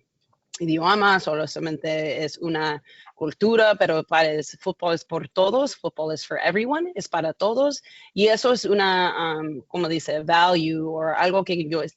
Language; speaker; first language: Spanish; non-native, learner; English